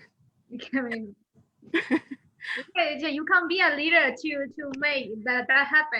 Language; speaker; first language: English; non-native, learner; Burmese